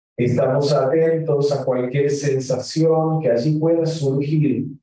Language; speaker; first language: Spanish; native; Spanish